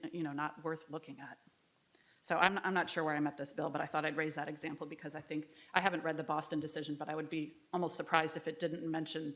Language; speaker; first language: English; native; English